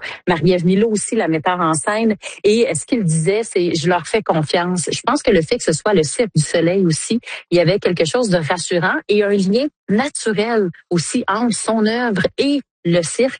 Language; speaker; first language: French; native; French